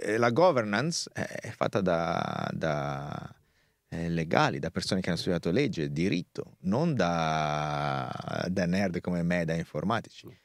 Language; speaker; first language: Italian; native; Italian